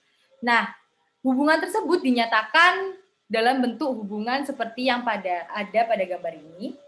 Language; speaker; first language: Indonesian; native; Indonesian